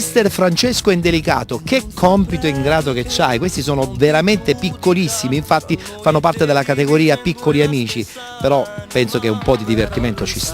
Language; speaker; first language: Italian; native; Italian